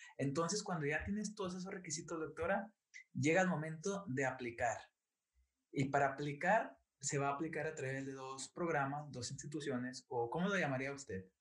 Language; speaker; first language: Spanish; native; Spanish